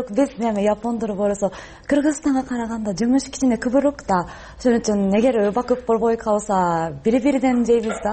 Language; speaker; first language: Kyrgyz; non-native, learner; Japanese